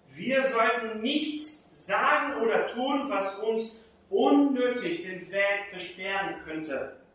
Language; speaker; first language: German; non-native, fluent; Portuguese